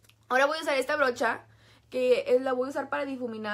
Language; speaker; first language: Spanish; native; Spanish